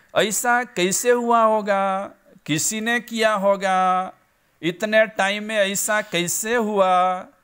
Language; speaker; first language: Hindi; non-native, local second language; Gujarati